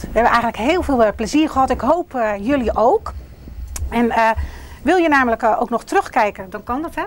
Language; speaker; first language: Dutch; native; Dutch